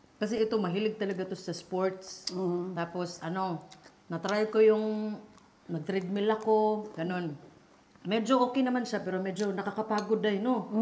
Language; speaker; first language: Filipino; non-native, local second language; Cebuano